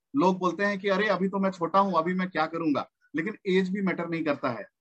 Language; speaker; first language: Hindi; native; Hindi